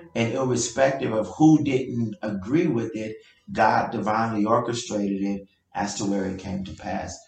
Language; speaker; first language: English; native; English